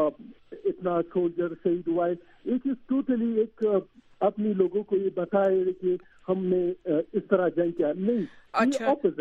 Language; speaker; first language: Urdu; non-native, learner; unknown